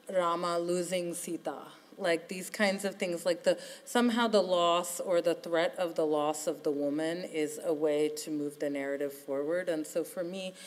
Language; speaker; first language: English; native; English